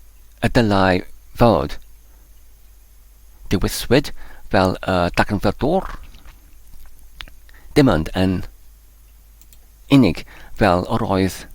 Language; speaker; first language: Welsh; non-native, learner; English